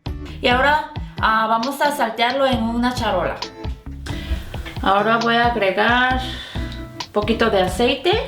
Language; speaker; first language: Spanish; non-native, fluent; Korean